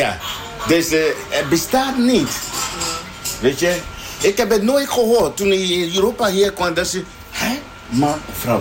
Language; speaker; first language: Dutch; non-native, learner; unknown